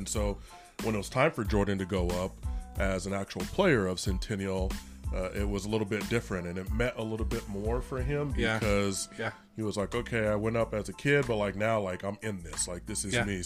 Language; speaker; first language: English; native; English